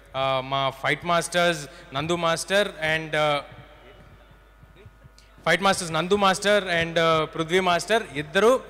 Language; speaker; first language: Telugu; native; Telugu